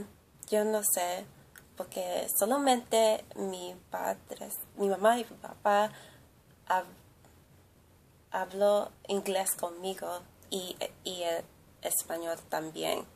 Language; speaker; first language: Spanish; early bilingual, heritage; English